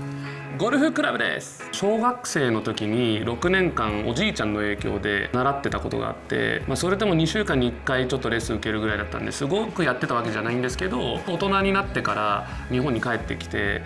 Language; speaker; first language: Japanese; native; Japanese